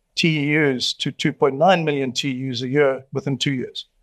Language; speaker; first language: English; native; English